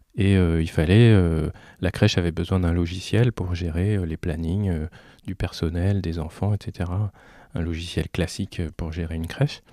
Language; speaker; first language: French; native; French